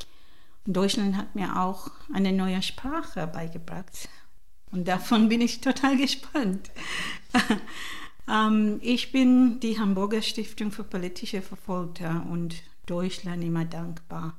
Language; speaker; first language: German; non-native, learner; Divehi